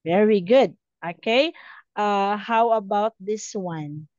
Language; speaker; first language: English; non-native, fluent; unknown